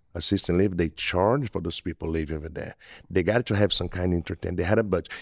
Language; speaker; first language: English; non-native, learner; Portuguese